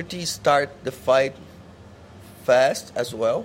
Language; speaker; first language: English; non-native, learner; Portuguese